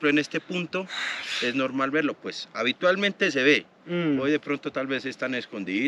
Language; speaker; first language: Spanish; native; Spanish